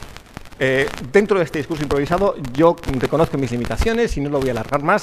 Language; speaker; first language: Spanish; native; Spanish